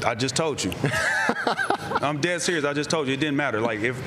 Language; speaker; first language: English; native; English